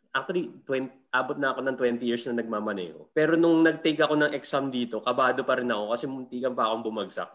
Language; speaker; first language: Filipino; native; Filipino